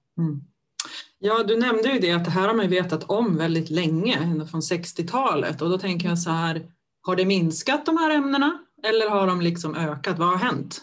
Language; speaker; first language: Swedish; native; Swedish